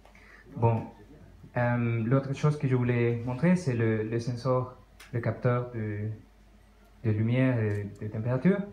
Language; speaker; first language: French; non-native, fluent; Spanish